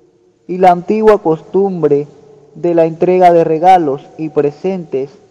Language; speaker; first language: Spanish; native; Spanish